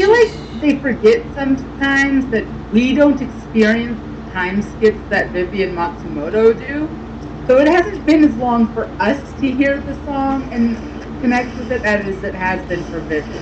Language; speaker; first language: English; native; English